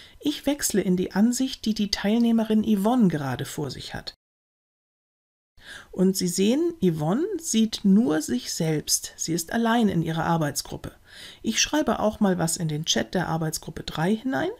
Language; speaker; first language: German; native; German